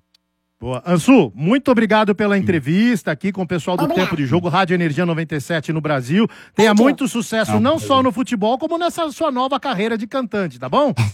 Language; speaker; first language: Portuguese; native; Portuguese